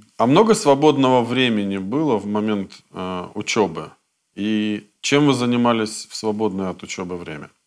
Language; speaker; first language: Russian; native; Russian